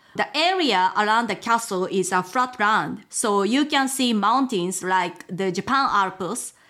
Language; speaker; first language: English; non-native, fluent; Japanese